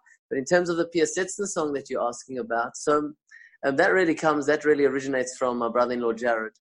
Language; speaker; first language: English; non-native, local second language; Spanish